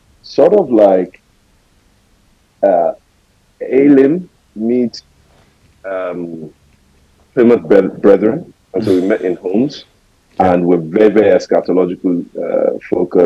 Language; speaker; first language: English; non-native, local second language; Yoruba